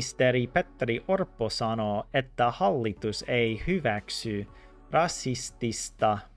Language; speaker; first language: Finnish; non-native, learner; English